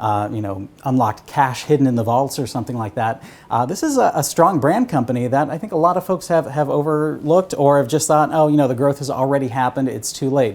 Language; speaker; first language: English; native; English